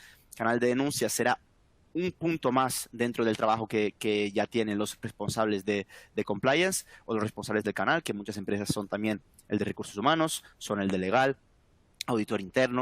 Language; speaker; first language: Spanish; native; Spanish